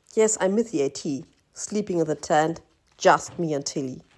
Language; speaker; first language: English; non-native, learner; German